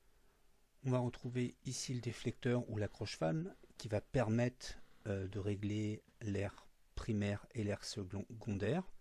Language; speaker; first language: French; native; French